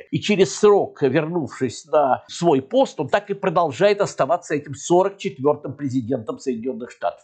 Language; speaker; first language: Russian; native; Russian